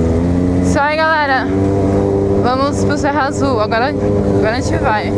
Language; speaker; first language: Portuguese; native; Portuguese